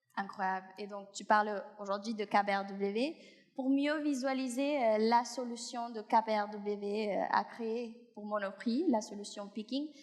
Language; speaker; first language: French; non-native, fluent; Spanish